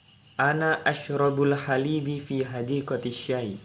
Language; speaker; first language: Arabic; non-native, learner; Indonesian